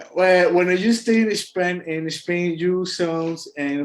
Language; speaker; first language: English; non-native, learner; Spanish